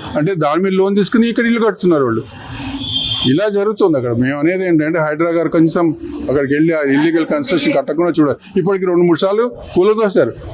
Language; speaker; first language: Telugu; native; Telugu